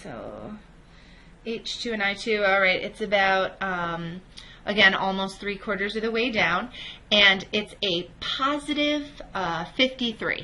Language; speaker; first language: English; native; English